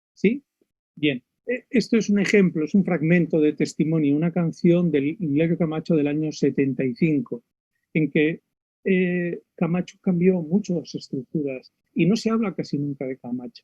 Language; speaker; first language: Spanish; native; Spanish